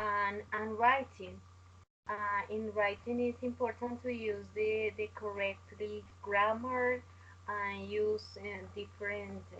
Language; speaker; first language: English; non-native, learner; Spanish